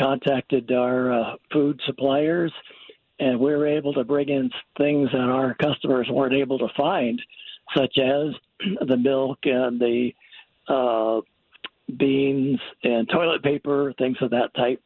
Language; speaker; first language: English; native; English